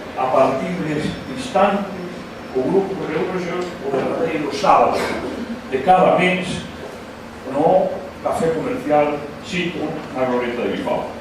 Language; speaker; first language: Galician; non-native, fluent; Spanish